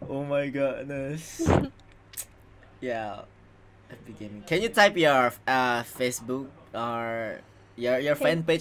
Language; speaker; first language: English; non-native, fluent; Indonesian